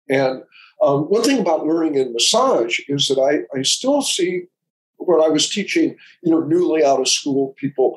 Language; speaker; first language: English; native; English